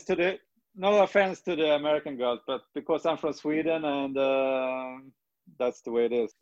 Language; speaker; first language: English; non-native, fluent; Swedish